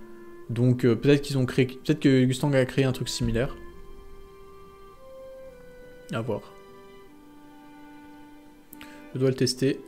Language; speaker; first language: French; native; French